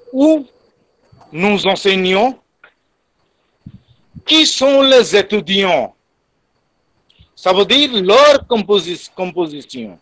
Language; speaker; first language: French; non-native, fluent; Bangla